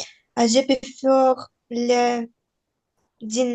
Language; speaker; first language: French; non-native, learner; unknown